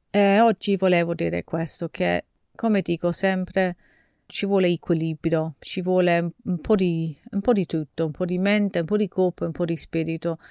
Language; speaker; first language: Italian; non-native, fluent; English